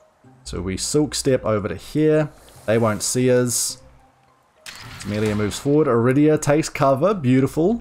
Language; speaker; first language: English; native; English